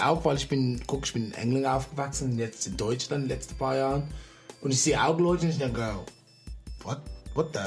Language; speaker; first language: German; non-native, fluent; English